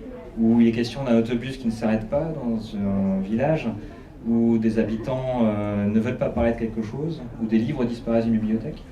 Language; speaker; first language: French; native; French